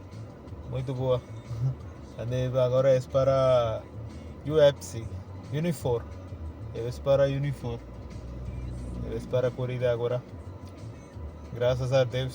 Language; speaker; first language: Portuguese; non-native, learner; Tamil